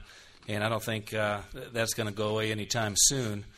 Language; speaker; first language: English; native; English